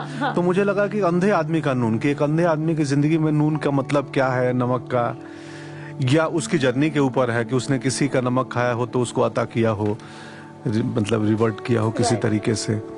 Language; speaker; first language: Hindi; non-native, local second language; Bhojpuri